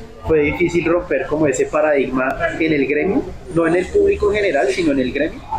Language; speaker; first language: Spanish; native; Spanish